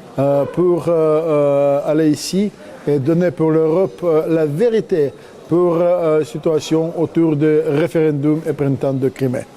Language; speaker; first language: French; non-native, learner; Russian